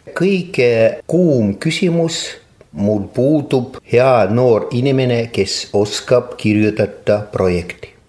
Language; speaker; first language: Estonian; non-native, local second language; Russian